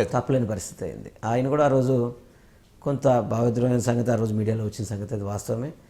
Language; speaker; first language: Telugu; native; Telugu